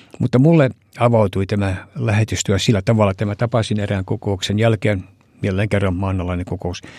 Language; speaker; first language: Finnish; early bilingual, heritage; Finnish